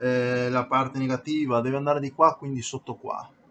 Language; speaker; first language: Italian; native; Italian